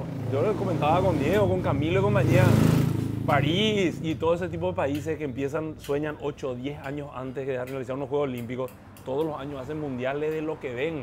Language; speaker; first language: Spanish; native; Spanish